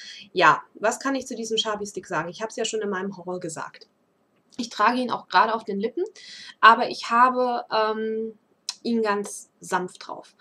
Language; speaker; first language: German; native; German